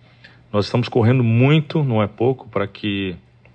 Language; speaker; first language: Portuguese; native; Portuguese